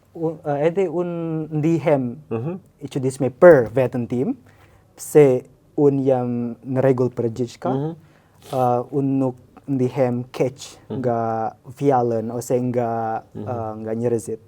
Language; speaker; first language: Albanian; non-native, learner; Indonesian